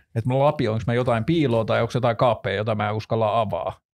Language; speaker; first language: Finnish; native; Finnish